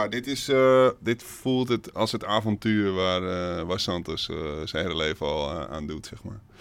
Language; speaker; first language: Dutch; native; Dutch